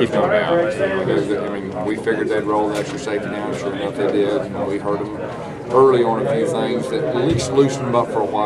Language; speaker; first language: English; native; English